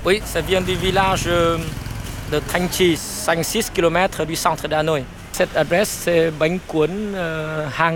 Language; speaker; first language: French; non-native, fluent; Vietnamese